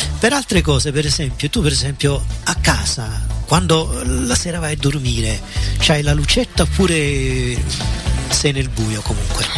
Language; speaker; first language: Italian; native; Italian